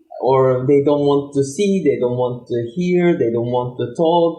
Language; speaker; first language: English; non-native, learner; Turkish